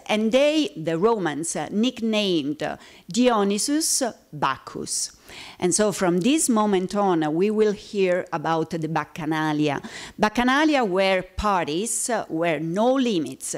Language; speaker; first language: English; non-native, fluent; Italian